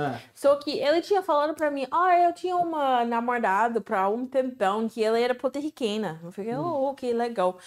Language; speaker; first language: Portuguese; non-native, fluent; English